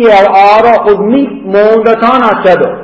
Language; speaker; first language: Hungarian; non-native, learner; English